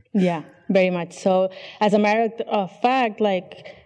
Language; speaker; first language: English; non-native, fluent; Catalan